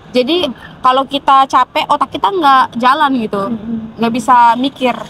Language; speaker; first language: Indonesian; native; Indonesian